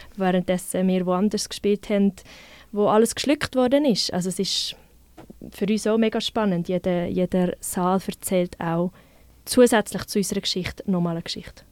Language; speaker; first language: German; native; German